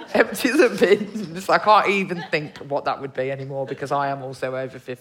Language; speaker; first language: English; native; English